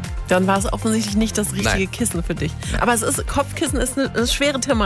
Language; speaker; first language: German; native; German